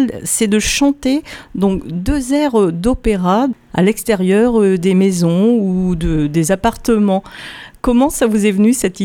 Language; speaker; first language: French; native; French